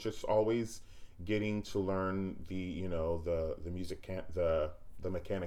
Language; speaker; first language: English; native; English